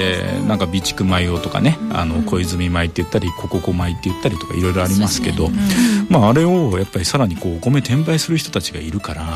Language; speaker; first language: Japanese; native; Japanese